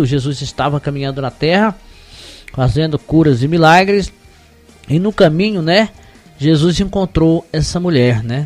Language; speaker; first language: Portuguese; native; Portuguese